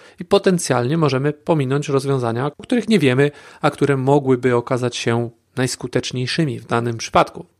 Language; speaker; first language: Polish; native; Polish